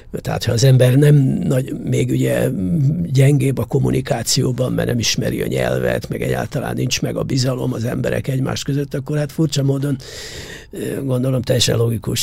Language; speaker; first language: Hungarian; native; Hungarian